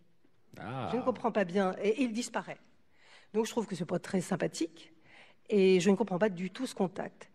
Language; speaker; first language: French; native; French